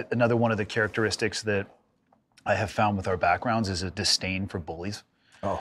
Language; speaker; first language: English; native; English